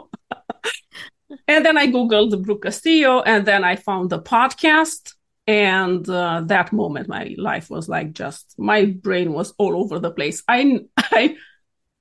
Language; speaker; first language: English; non-native, fluent; Romanian